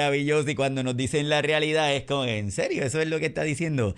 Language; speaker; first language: Spanish; native; Spanish